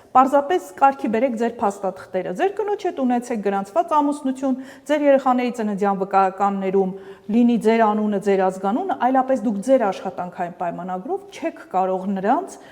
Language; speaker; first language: Armenian; native; Armenian